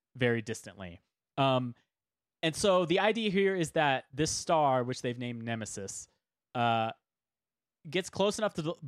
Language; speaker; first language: English; native; English